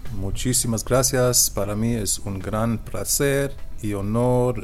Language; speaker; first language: Spanish; non-native, learner; Hebrew